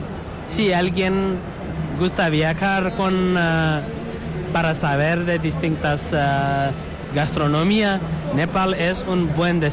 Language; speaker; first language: Spanish; non-native, learner; Nepali